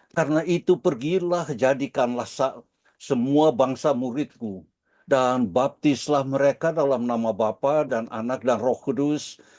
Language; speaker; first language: Indonesian; early bilingual, heritage; Dutch